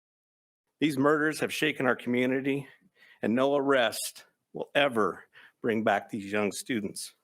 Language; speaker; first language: English; native; English